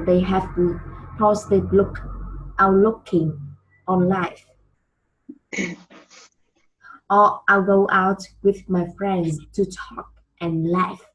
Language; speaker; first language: English; non-native, learner; Vietnamese